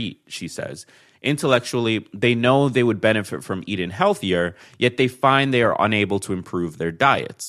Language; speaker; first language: English; native; English